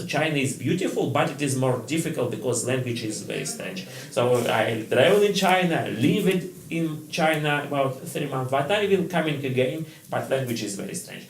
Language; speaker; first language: English; non-native, learner; Russian